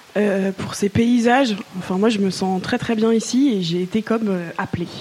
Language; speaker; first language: French; native; French